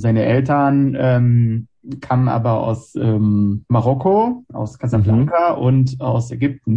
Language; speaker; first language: German; non-native, fluent; Hebrew